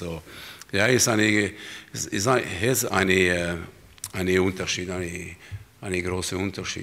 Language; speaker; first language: German; non-native, learner; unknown